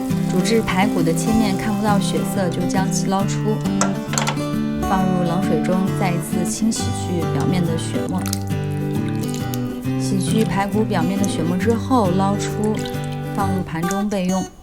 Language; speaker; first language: Chinese; native; Chinese